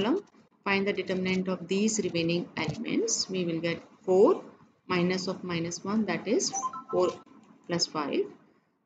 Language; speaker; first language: English; non-native, local second language; Hindi